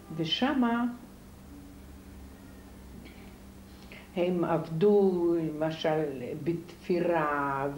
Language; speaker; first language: Hebrew; non-native, fluent; Polish